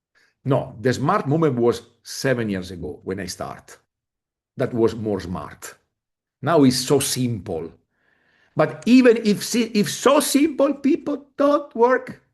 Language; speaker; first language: English; non-native, fluent; Italian